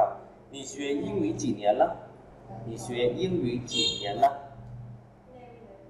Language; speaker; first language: Chinese; non-native, fluent; Vietnamese